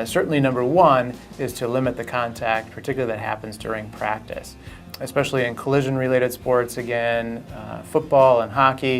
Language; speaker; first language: English; native; English